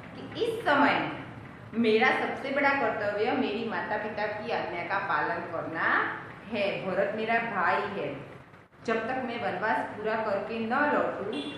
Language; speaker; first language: Hindi; non-native, local second language; Gujarati